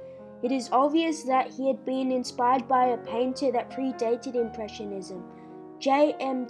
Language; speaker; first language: English; native; English